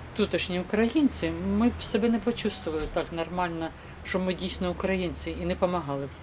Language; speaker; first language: Ukrainian; non-native, local second language; Russian